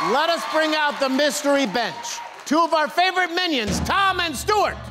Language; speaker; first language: English; native; English